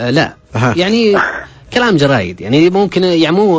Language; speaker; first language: Arabic; native; Arabic